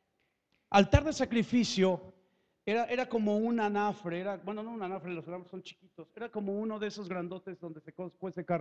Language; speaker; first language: Spanish; native; Spanish